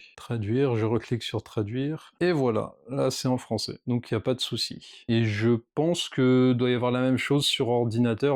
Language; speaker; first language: French; native; French